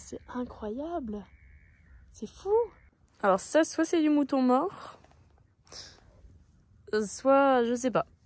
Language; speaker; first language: French; native; French